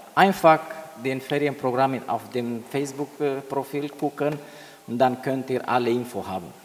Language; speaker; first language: German; non-native, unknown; Romanian